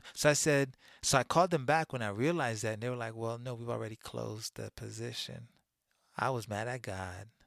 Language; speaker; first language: English; early bilingual, other home language; Haitian Creole